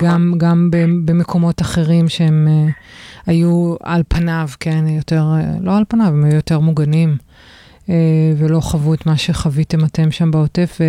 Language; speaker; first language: Hebrew; native; Hebrew